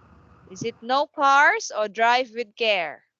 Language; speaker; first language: English; non-native, fluent; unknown